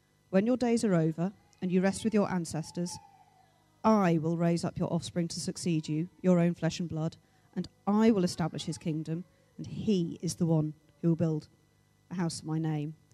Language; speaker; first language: English; native; English